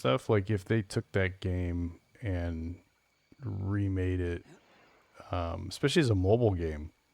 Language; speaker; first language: English; native; English